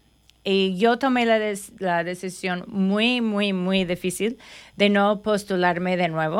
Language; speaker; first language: Spanish; non-native, fluent; English